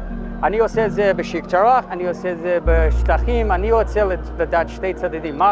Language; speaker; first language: Hebrew; non-native, learner; English